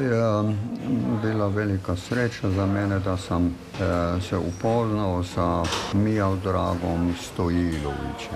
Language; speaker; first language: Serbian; non-native, fluent; German